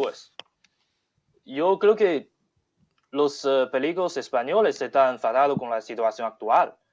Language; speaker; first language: Spanish; non-native, learner; Chinese